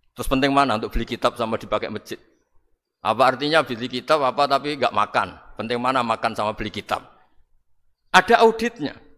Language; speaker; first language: Indonesian; non-native, local second language; Javanese